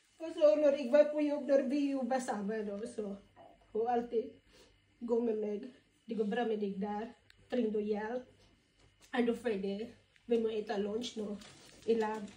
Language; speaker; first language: Norwegian; non-native, learner; Filipino